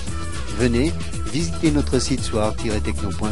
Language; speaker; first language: French; native; French